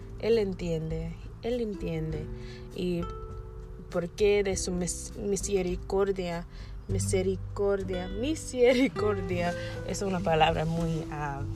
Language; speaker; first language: Spanish; non-native, learner; English